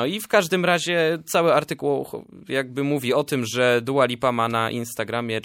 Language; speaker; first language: Polish; native; Polish